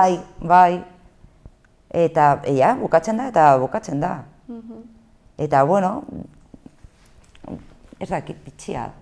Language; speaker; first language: Basque; non-native, local second language; Spanish